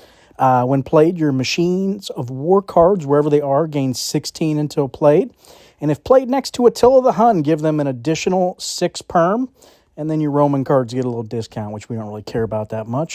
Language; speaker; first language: English; native; English